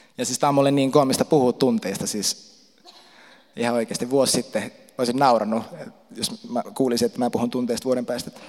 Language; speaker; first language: Finnish; native; Finnish